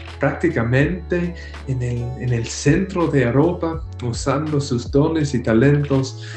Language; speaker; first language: Spanish; non-native, fluent; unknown